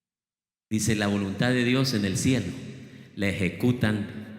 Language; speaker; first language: Spanish; native; Spanish